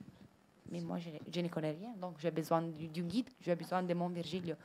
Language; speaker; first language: French; non-native, learner; Italian